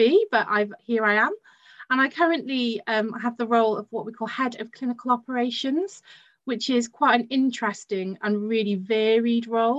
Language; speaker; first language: English; native; English